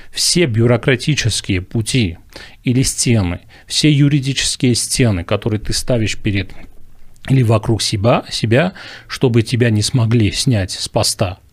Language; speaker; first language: Russian; non-native, local second language; Armenian